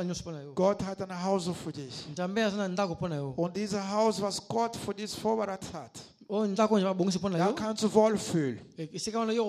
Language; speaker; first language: German; non-native, learner; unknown